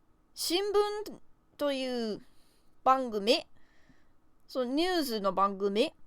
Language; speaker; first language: Japanese; non-native, learner; English